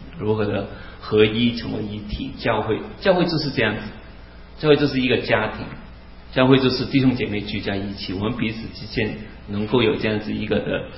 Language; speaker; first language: Chinese; non-native, local second language; Cantonese